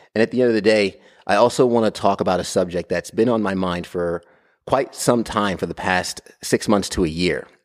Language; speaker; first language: English; native; English